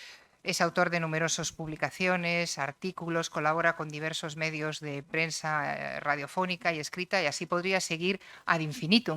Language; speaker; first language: Spanish; native; Spanish